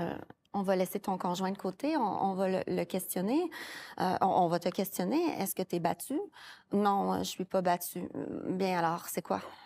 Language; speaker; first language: French; native; French